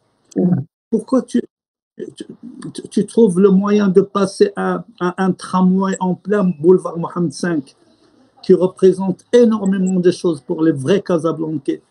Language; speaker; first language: French; non-native, local second language; Arabic